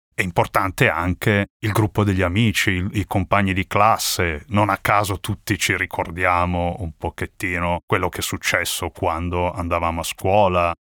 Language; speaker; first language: Italian; native; Italian